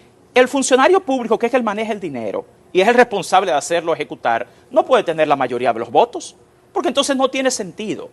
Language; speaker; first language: Spanish; native; Spanish